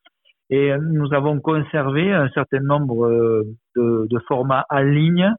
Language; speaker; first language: French; native; French